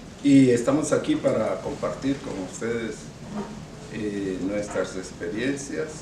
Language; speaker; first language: Spanish; non-native, local second language; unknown